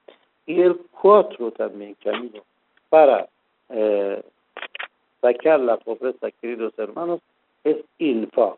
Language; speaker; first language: Spanish; non-native, fluent; Persian